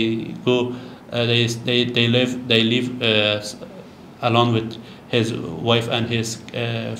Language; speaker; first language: English; non-native, learner; Persian